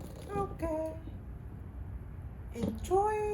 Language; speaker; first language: English; non-native, learner; Vietnamese